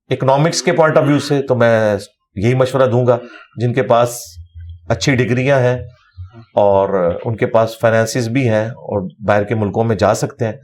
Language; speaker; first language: Urdu; non-native, local second language; Punjabi